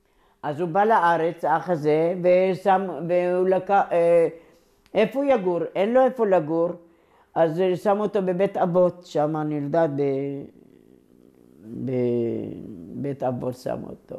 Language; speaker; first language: Hebrew; non-native, local second language; Ladino